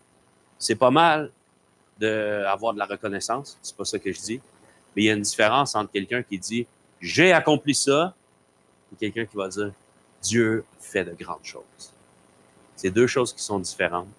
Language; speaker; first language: French; native; French